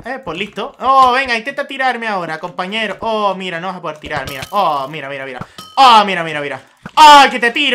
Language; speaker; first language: Spanish; native; Spanish